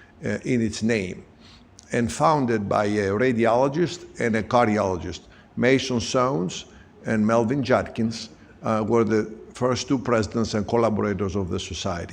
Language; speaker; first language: English; non-native, fluent; Greek